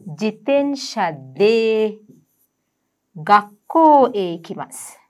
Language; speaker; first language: Japanese; non-native, fluent; Sinhala